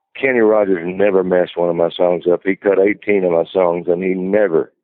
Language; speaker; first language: English; native; English